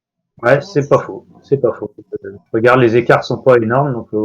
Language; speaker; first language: French; native; French